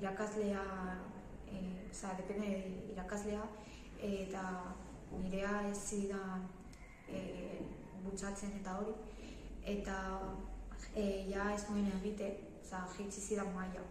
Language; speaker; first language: Basque; non-native, local second language; Spanish